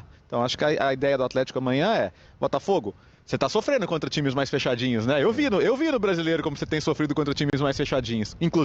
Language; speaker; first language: Portuguese; native; Portuguese